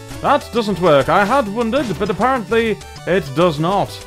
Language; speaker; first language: English; native; English